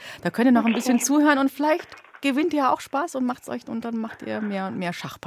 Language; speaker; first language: German; native; German